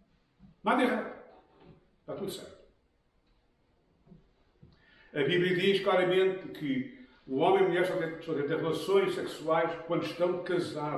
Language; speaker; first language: Portuguese; native; Portuguese